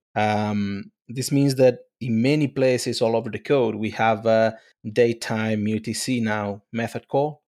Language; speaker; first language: English; non-native, fluent; Spanish